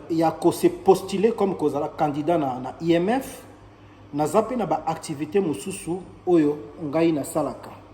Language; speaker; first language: Lingala; native; Lingala